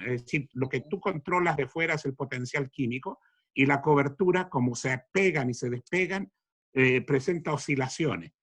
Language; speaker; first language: Spanish; native; Spanish